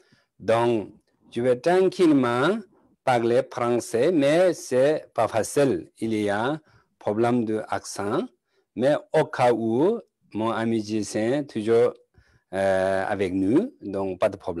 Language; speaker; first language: French; non-native, learner; Tibetan